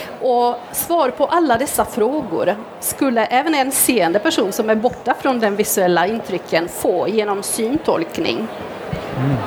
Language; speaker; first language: Swedish; non-native, fluent; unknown